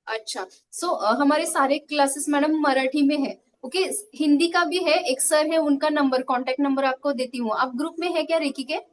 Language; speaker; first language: Hindi; non-native, local second language; Marathi